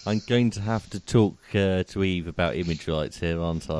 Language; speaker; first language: English; native; English